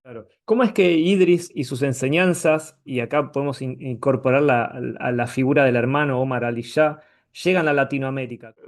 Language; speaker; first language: Spanish; native; Spanish